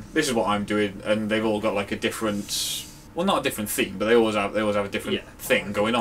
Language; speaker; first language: English; native; English